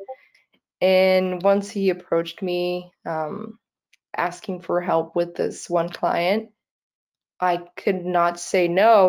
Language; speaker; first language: English; non-native, fluent; Portuguese